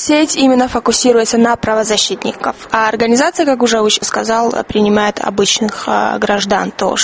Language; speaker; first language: Russian; non-native, fluent; Georgian